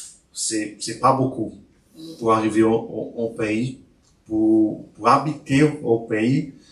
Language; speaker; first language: French; non-native, learner; Portuguese